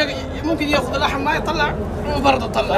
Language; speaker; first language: Arabic; non-native, learner; Chinese